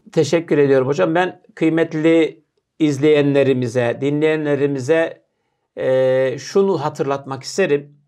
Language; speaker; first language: Turkish; native; Turkish